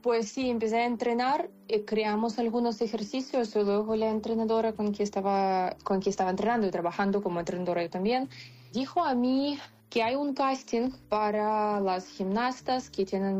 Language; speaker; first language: Spanish; non-native, fluent; Ukrainian